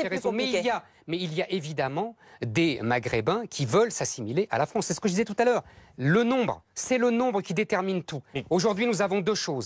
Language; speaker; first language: French; native; French